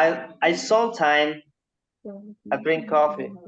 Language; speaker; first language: English; non-native, learner; Spanish